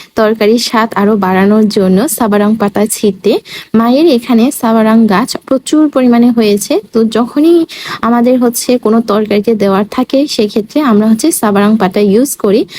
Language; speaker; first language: Bangla; native; Bangla